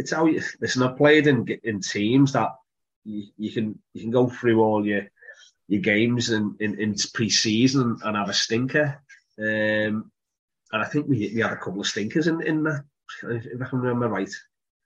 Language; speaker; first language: English; native; English